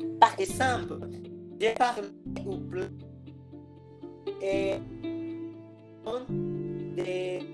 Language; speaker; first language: French; non-native, learner; Spanish